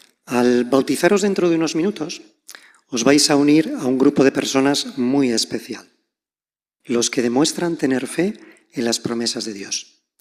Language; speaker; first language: Spanish; native; Spanish